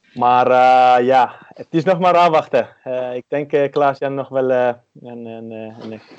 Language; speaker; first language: Dutch; non-native, fluent; Finnish